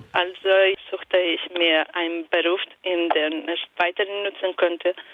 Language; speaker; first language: German; non-native, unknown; Italian